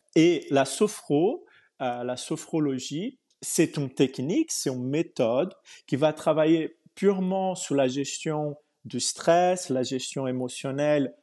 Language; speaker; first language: French; non-native, fluent; Portuguese